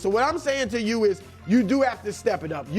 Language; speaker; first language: English; native; English